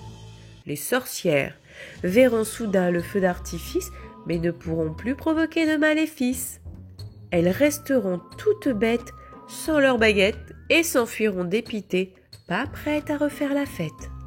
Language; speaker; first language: French; native; French